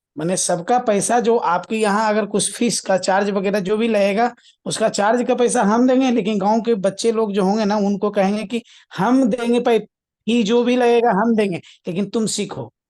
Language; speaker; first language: Hindi; native; Hindi